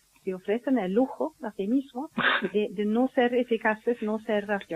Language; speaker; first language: Spanish; non-native, fluent; Swedish